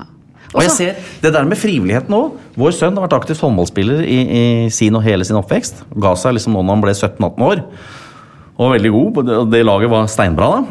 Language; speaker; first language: Norwegian; native; Norwegian